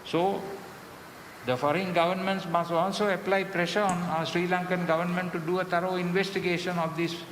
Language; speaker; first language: English; non-native, local second language; Sinhala